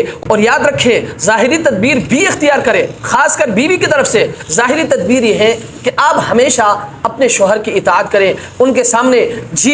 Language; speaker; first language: Urdu; native; Urdu